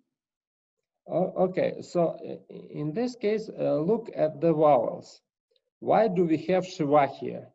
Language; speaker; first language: English; non-native, fluent; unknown